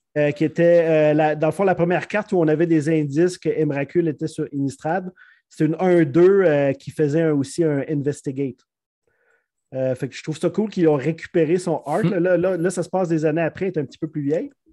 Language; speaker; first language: French; native; French